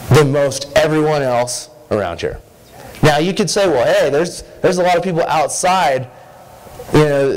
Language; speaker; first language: English; native; English